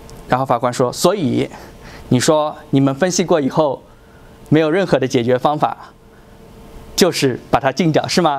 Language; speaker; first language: Chinese; native; Chinese